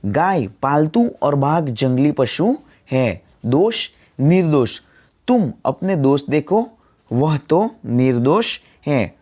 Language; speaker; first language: Hindi; non-native, local second language; Gujarati